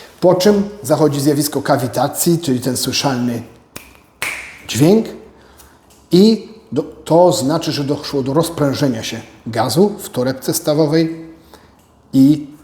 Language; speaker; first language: Polish; native; Polish